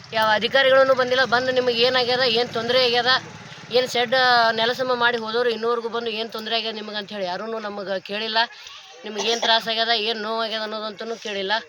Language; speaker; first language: Kannada; native; Kannada